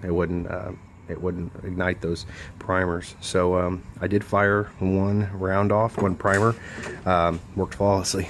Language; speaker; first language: English; native; English